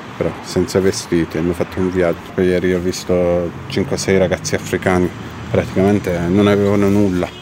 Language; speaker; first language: Italian; non-native, fluent; Persian